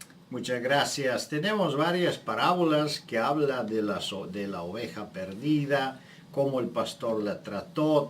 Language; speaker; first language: Spanish; non-native, fluent; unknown